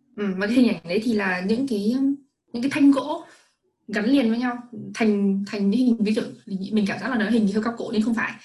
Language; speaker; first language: Vietnamese; native; Vietnamese